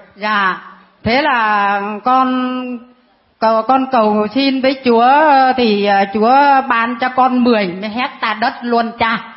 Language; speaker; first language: Vietnamese; non-native, local second language; Muong